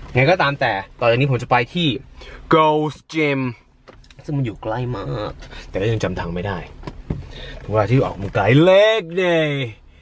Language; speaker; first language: Thai; native; Thai